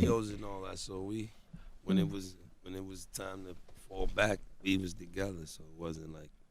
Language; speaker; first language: English; native; English